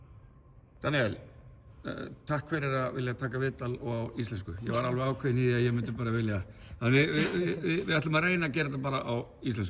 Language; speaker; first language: Icelandic; native; Icelandic